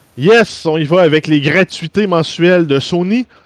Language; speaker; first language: French; native; French